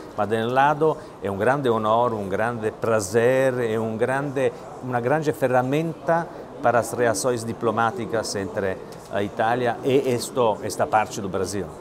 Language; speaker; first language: Portuguese; non-native, fluent; Italian